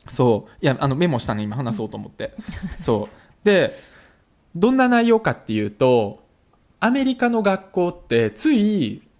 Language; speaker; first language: Japanese; early bilingual, other home language; Russian